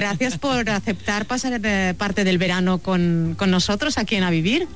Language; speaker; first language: Spanish; native; Spanish